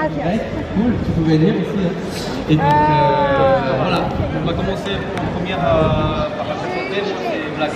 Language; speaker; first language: French; native; French